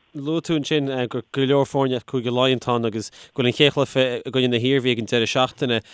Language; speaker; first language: Irish; native; Irish